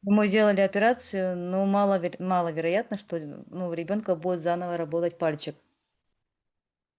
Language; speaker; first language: Russian; native; Russian